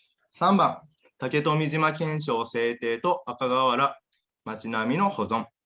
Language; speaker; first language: Japanese; native; Japanese